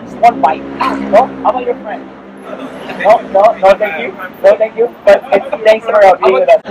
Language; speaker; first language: English; non-native, fluent; Korean